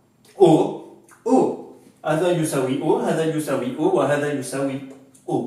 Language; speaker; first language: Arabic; non-native, fluent; French